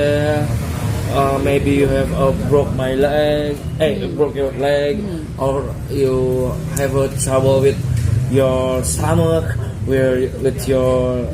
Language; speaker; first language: English; non-native, learner; Indonesian